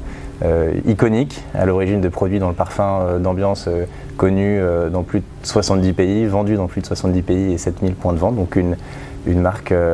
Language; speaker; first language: French; native; French